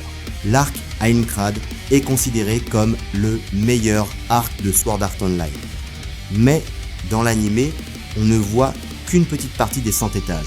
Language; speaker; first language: French; native; French